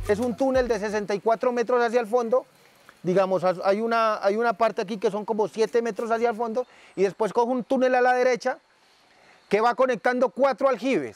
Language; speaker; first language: Spanish; native; Spanish